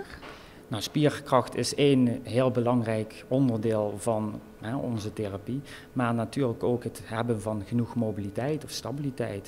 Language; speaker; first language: Dutch; native; Dutch